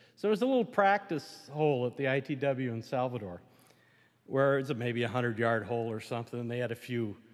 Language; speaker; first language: English; native; English